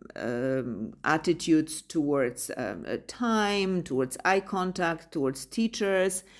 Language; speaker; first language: English; non-native, fluent; Polish